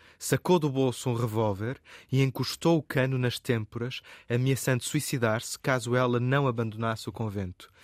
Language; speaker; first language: Portuguese; native; Portuguese